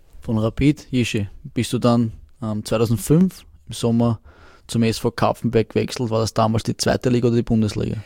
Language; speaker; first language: German; native; German